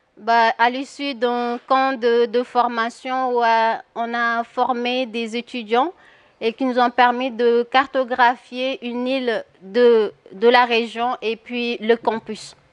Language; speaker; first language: French; non-native, local second language; Wolof